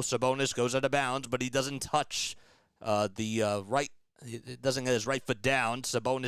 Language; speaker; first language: English; native; English